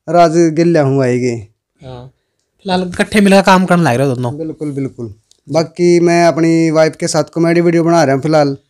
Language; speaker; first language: Hindi; native; Hindi